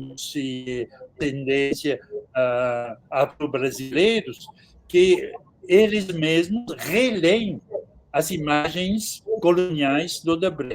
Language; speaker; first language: Portuguese; non-native, fluent; French